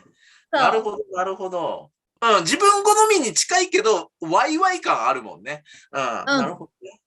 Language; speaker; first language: Japanese; native; Japanese